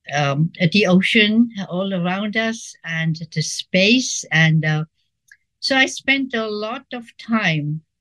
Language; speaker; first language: English; non-native, fluent; Swiss German